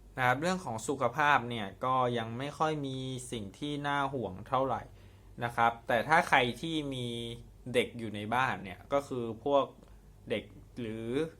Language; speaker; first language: Thai; native; Thai